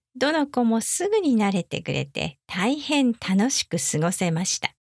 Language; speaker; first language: Japanese; native; Japanese